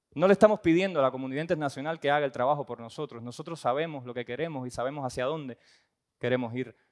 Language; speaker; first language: Spanish; native; Spanish